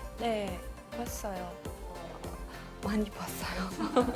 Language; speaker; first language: Korean; non-native, learner; Arabic